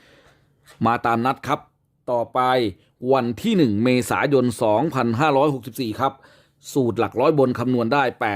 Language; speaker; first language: Thai; native; Thai